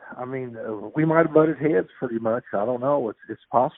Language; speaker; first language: English; native; English